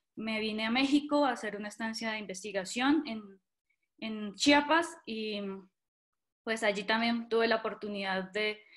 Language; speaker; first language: Spanish; native; Spanish